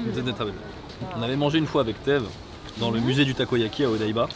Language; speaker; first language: French; native; French